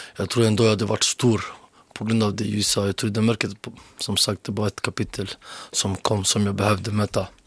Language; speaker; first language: Swedish; early bilingual, other home language; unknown